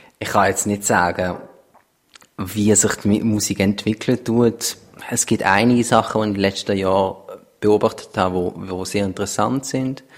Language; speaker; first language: German; native; German